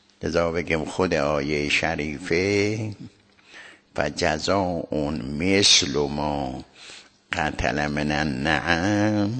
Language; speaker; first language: Persian; native; Persian